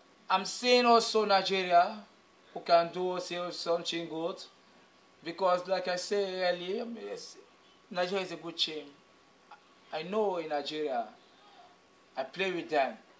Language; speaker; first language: English; non-native, local second language; French